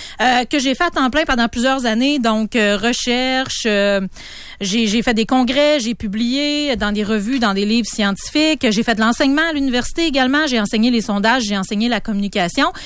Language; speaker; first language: French; native; French